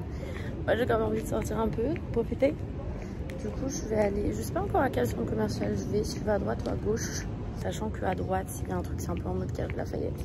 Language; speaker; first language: French; native; French